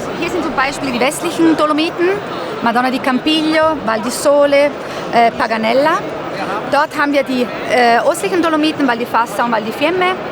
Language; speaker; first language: German; early bilingual, heritage; German